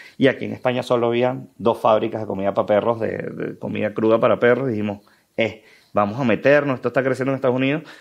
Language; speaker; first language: Spanish; native; Spanish